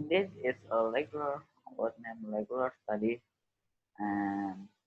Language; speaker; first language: English; non-native, learner; Indonesian